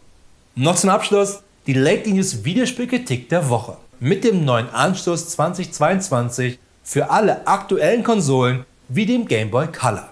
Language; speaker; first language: German; native; German